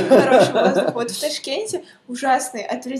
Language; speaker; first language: Russian; native; Russian